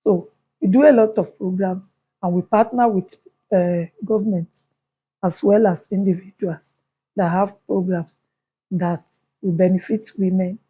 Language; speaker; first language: English; non-native, local second language; Yoruba